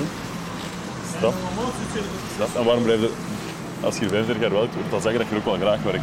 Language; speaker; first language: Dutch; native; Dutch